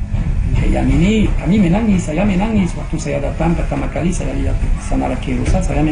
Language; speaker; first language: Indonesian; non-native, fluent; French